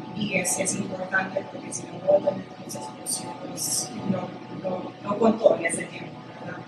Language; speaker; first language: Spanish; early bilingual, other home language; English